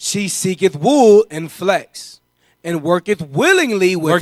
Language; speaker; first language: English; native; English